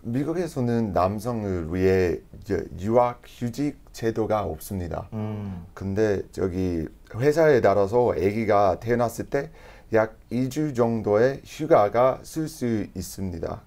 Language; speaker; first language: Korean; non-native, learner; English